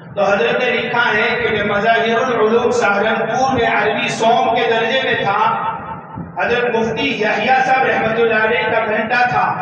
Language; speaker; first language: Urdu; non-native, local second language; Gujarati